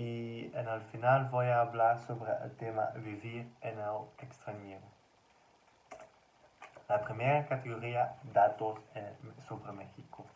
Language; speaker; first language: Spanish; non-native, learner; Dutch